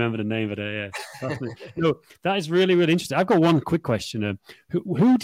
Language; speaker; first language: English; native; English